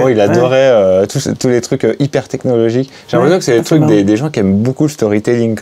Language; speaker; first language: French; native; French